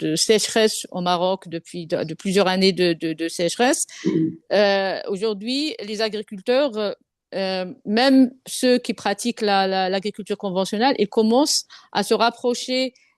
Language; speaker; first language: French; non-native, local second language; Arabic